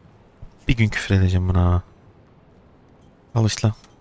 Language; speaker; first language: Turkish; native; Turkish